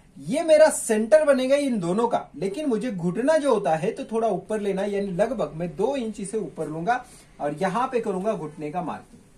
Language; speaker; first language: Hindi; non-native, local second language; Marathi